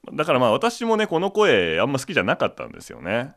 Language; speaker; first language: Japanese; native; Japanese